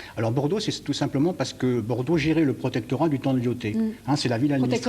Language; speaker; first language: French; native; French